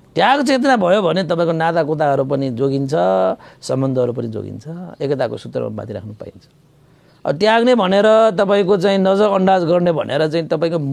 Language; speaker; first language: Nepali; non-native, local second language; Newari